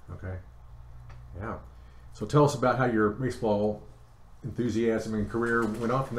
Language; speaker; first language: English; native; English